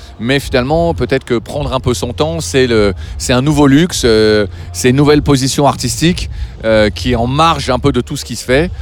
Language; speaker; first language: French; native; French